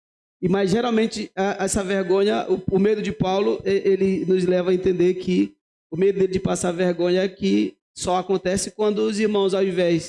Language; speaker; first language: Portuguese; native; Portuguese